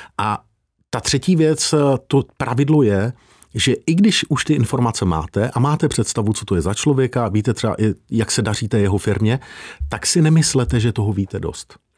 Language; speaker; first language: Czech; native; Czech